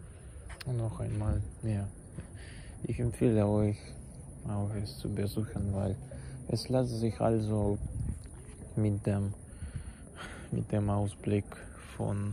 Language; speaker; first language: German; non-native, learner; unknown